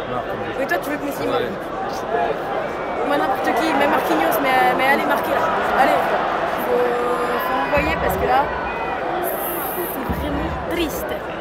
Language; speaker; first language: French; native; French